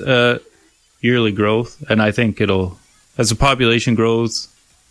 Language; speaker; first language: English; native; English